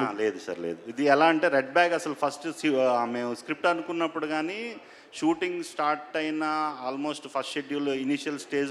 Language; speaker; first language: Telugu; native; Telugu